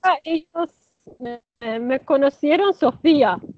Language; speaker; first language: Spanish; non-native, learner; Turkish